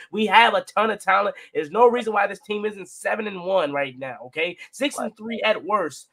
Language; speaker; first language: English; native; English